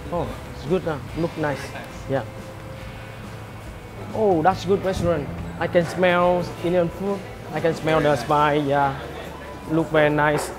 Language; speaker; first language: English; non-native, learner; Vietnamese